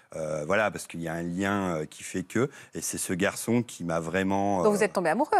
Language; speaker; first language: French; native; French